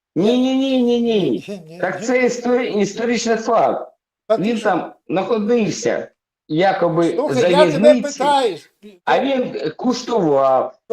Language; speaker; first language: Russian; native; Russian